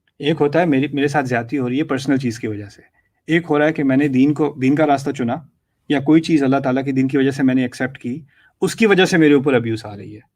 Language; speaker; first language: Urdu; early bilingual, heritage; Urdu